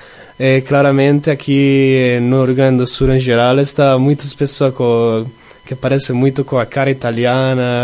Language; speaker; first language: Portuguese; non-native, learner; Italian